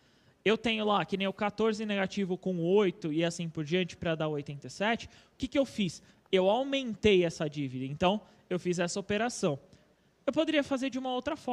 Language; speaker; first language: Portuguese; native; Portuguese